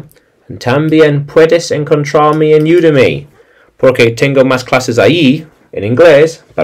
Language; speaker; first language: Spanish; non-native, learner; English